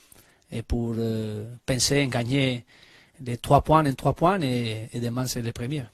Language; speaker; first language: French; non-native, learner; Spanish